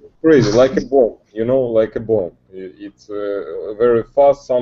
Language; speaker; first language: English; non-native, learner; Russian